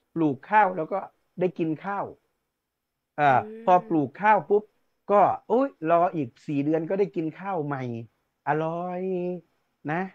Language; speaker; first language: Thai; non-native, local second language; Northeastern Thai